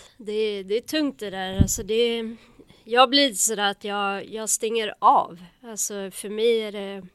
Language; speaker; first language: Swedish; native; Swedish